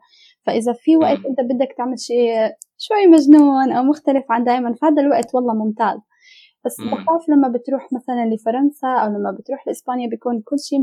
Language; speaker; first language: Arabic; native; Arabic